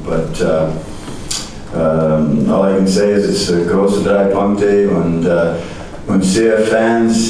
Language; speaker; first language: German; non-native, learner; English